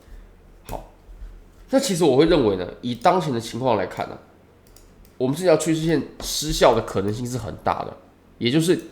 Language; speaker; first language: Chinese; native; Chinese